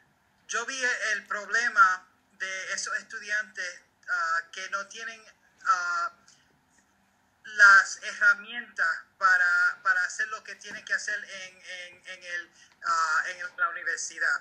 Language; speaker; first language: Spanish; early bilingual, heritage; Spanish